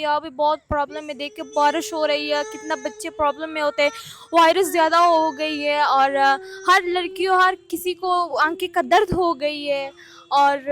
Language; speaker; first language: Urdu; non-native, learner; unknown